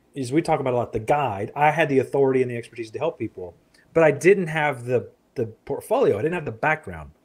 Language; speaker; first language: English; native; English